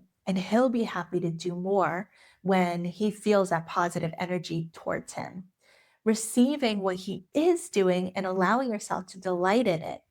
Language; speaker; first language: English; native; English